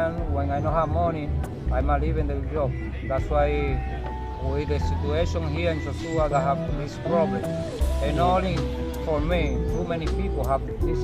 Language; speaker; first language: English; non-native, learner; Spanish